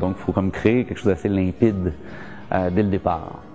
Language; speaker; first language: French; native; French